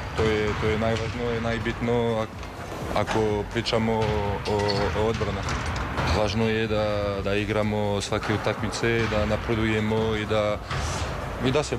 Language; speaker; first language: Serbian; non-native, fluent; French